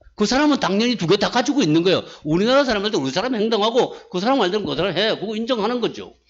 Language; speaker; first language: Korean; native; Korean